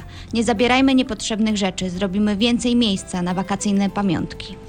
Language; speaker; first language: Polish; native; Polish